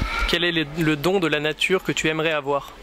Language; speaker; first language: French; native; French